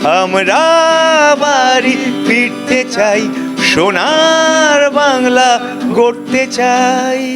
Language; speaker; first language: Bangla; native; Bangla